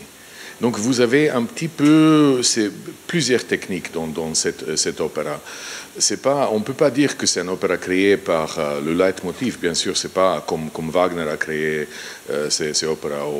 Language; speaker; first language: French; non-native, fluent; Slovenian